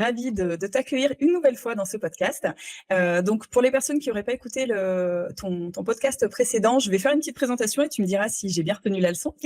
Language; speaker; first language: French; native; French